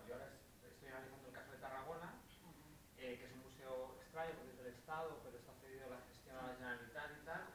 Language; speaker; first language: Spanish; native; Spanish